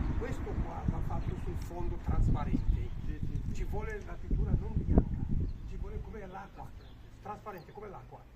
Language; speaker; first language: Italian; non-native, fluent; Punjabi